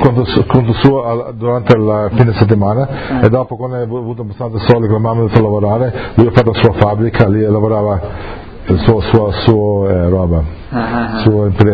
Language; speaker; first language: Italian; early bilingual, heritage; English